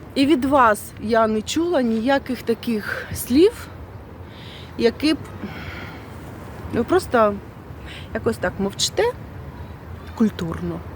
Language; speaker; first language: Ukrainian; non-native, local second language; Russian